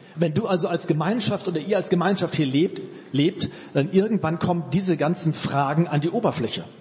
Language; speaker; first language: German; native; German